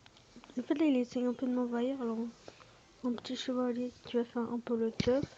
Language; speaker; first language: French; native; French